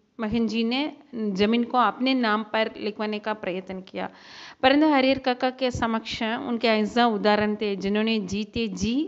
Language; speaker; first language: Hindi; non-native, local second language; Tamil